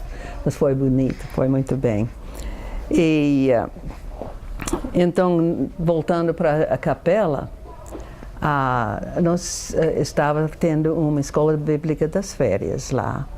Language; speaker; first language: Portuguese; non-native, fluent; English